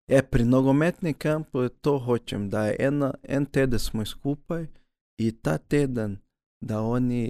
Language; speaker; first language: Slovenian; early bilingual, other home language; Portuguese